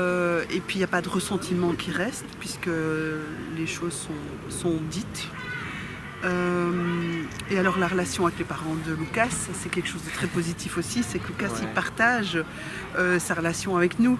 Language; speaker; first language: French; native; French